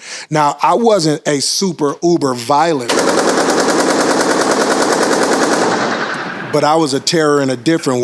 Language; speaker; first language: English; native; English